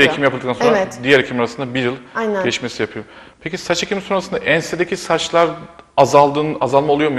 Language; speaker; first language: Turkish; native; Turkish